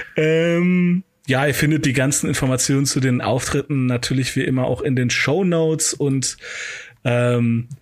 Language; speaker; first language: German; native; German